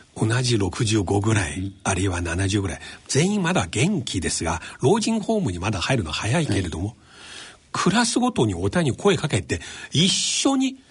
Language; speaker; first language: Japanese; non-native, fluent; Chinese